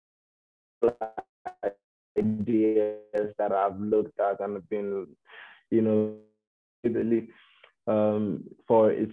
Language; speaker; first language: English; non-native, local second language; Yoruba